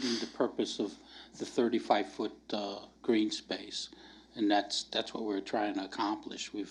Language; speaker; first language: English; native; English